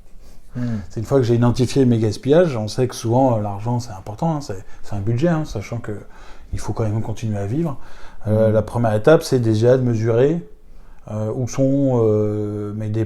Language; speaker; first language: French; native; French